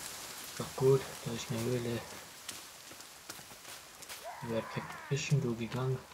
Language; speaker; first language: German; native; German